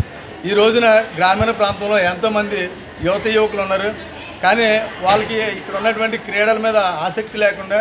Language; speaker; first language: Telugu; native; Telugu